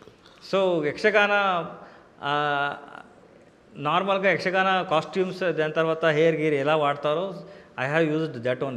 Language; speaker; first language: Telugu; non-native, local second language; Kannada